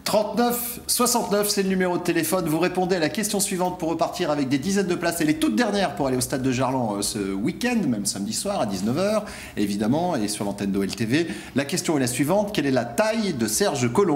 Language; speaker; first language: French; native; French